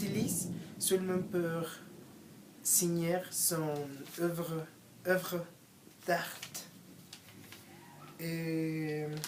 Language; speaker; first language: French; non-native, learner; Spanish